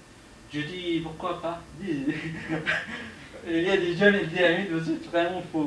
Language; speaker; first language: French; non-native, learner; Arabic